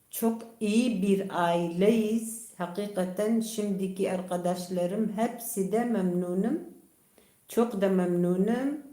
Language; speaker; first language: Turkish; non-native, local second language; Kurdish